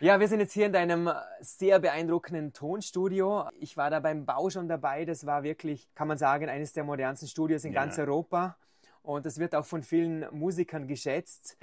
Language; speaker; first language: German; native; German